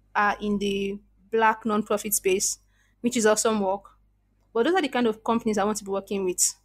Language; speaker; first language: English; non-native, local second language; Igbo